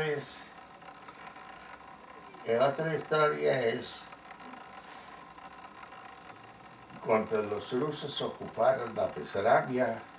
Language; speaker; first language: Spanish; non-native, fluent; Yiddish